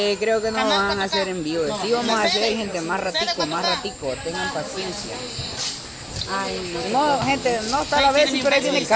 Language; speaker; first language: Spanish; native; Spanish